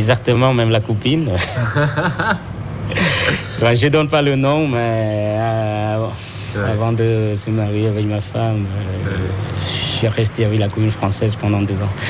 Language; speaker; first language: French; non-native, fluent; Khmer